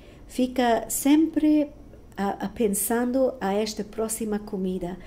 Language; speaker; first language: Portuguese; non-native, fluent; Spanish